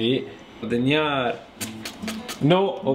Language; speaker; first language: Spanish; non-native, learner; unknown